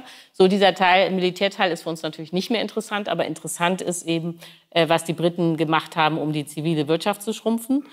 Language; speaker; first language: German; native; German